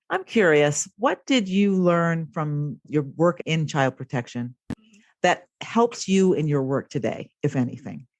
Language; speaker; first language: English; native; English